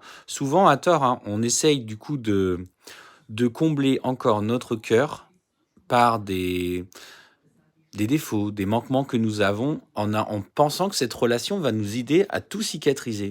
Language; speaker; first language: French; native; French